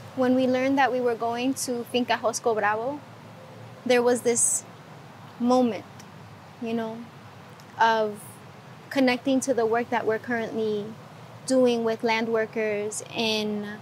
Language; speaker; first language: English; early bilingual, other home language; Spanish